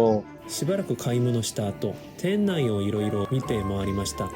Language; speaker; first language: Japanese; non-native, learner; Korean